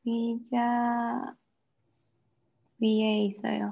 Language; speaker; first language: Korean; non-native, learner; Spanish